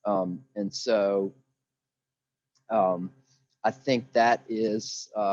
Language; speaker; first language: English; native; English